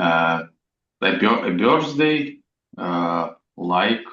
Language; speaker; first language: English; non-native, learner; Russian